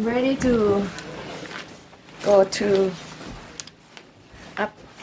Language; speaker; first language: English; non-native, learner; Thai